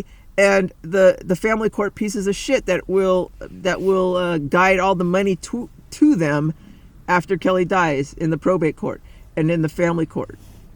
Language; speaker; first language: English; native; English